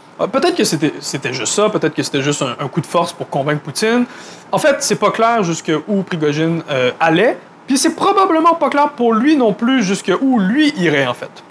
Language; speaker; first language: French; native; French